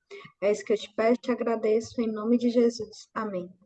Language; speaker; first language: Portuguese; native; Portuguese